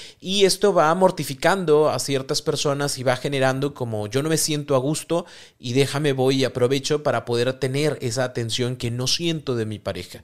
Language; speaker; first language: Spanish; native; Spanish